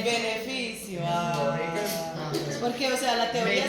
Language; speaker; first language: Spanish; native; Spanish